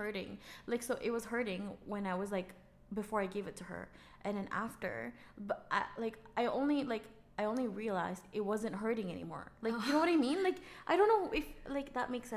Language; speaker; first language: English; non-native, local second language; Filipino